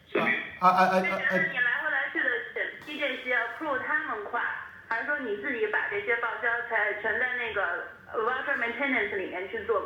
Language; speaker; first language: Chinese; native; Chinese